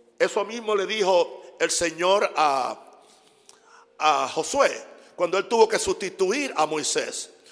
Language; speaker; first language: Spanish; non-native, fluent; English